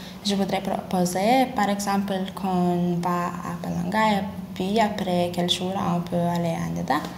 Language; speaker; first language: French; non-native, learner; Lithuanian